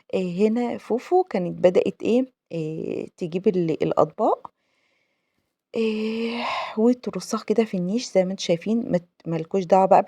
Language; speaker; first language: Arabic; native; Arabic